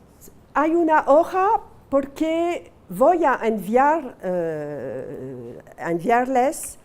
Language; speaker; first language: Spanish; non-native, fluent; French